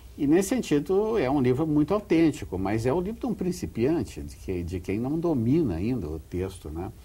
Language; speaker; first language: Portuguese; native; Portuguese